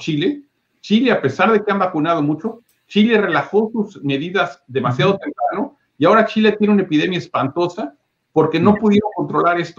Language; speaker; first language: Spanish; native; Spanish